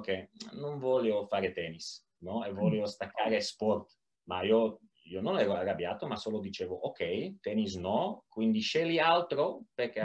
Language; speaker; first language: Italian; non-native, learner; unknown